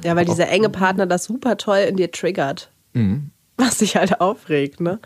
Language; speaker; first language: German; native; German